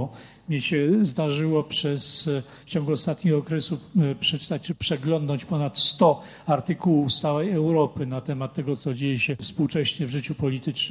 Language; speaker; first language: Polish; native; Polish